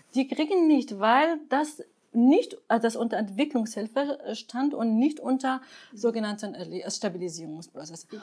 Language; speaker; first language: German; non-native, fluent; Arabic